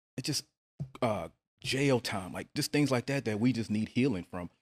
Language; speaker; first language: English; native; English